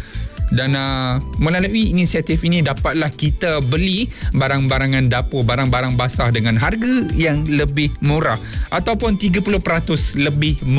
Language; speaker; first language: Malay; native; Malay